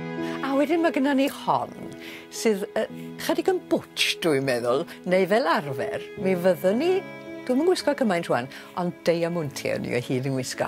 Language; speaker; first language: Welsh; native; Welsh